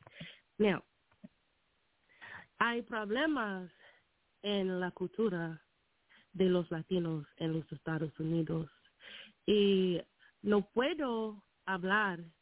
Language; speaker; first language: Spanish; non-native, learner; English